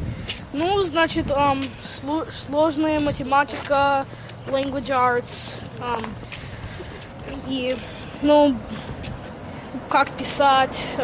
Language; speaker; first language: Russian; early bilingual, heritage; Russian